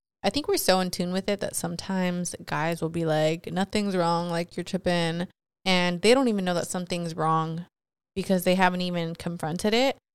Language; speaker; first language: English; early bilingual, other home language; Spanish